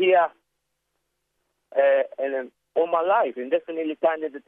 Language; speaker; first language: English; non-native, learner; Spanish